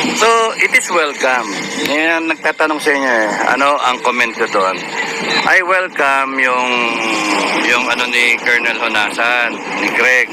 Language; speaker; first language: Filipino; native; Filipino